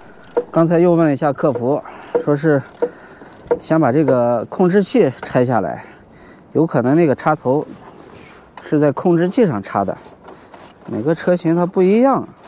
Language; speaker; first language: Chinese; native; Chinese